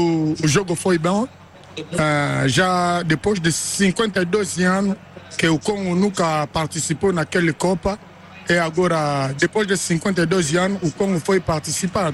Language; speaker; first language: Portuguese; non-native, learner; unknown